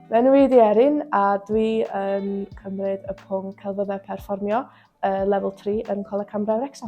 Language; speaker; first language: Welsh; non-native, local second language; English